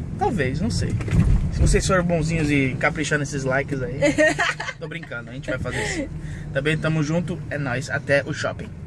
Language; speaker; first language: Portuguese; native; Portuguese